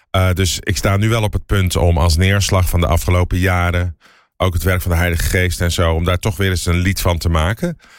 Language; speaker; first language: Dutch; native; Dutch